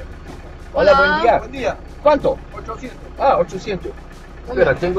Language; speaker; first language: Spanish; non-native, learner; German